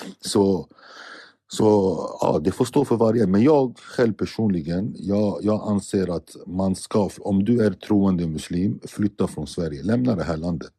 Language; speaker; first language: Swedish; early bilingual, other home language; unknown